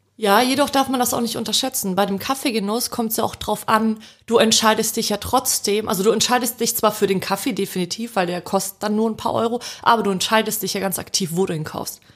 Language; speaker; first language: German; early bilingual, other home language; Polish